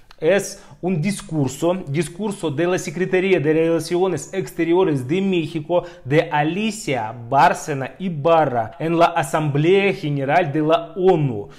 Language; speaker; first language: Spanish; non-native, fluent; Russian